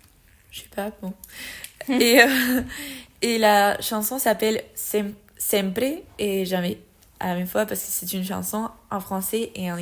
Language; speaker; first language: French; non-native, learner; Spanish